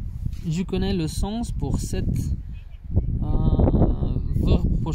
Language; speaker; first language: French; non-native, learner; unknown